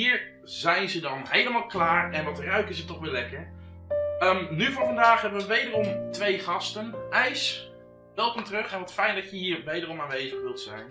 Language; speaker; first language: Dutch; native; Dutch